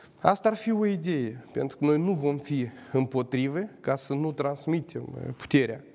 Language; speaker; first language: Romanian; native; Romanian